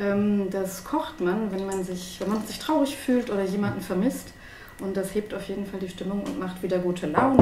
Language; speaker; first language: German; native; German